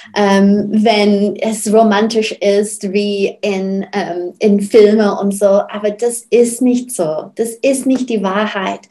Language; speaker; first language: German; non-native, fluent; English